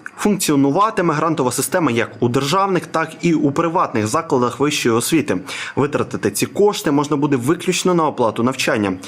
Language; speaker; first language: Ukrainian; native; Ukrainian